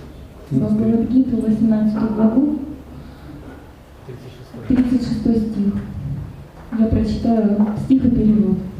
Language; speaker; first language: Russian; native; Russian